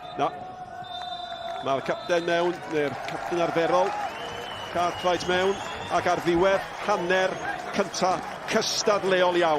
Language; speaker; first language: Welsh; native; Welsh